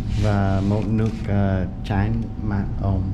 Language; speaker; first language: Vietnamese; non-native, learner; English